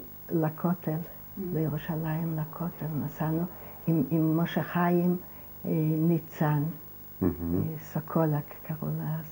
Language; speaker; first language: Hebrew; non-native, fluent; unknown